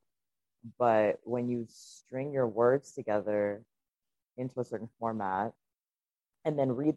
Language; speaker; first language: English; non-native, fluent; Russian